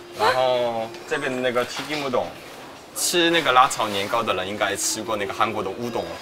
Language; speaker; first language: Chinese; non-native, fluent; Korean